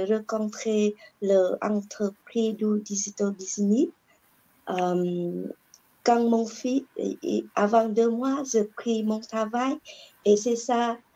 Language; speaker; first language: French; non-native, learner; Vietnamese